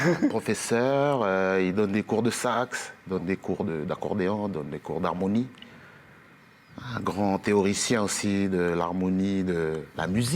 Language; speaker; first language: French; native; French